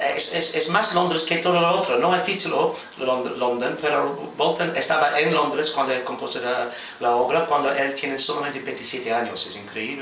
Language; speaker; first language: Spanish; non-native, fluent; English